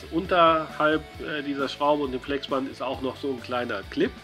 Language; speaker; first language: German; native; German